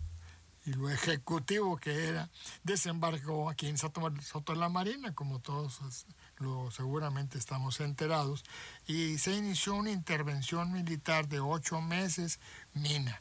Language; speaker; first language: Spanish; native; Spanish